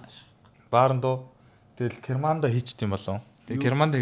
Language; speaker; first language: Mongolian; native; Mongolian